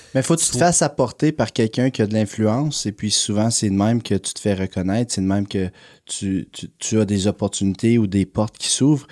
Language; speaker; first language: French; native; French